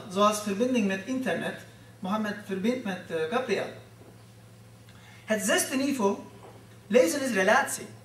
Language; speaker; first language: Dutch; non-native, fluent; Turkish